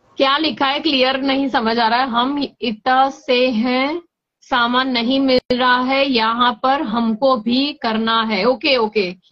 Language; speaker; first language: Hindi; non-native, local second language; Gujarati